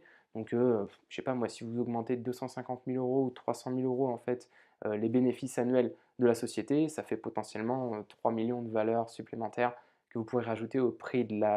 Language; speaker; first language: French; native; French